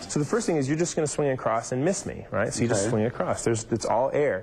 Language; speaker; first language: English; native; English